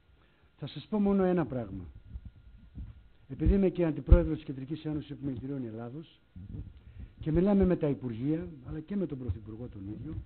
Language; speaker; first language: Greek; native; Greek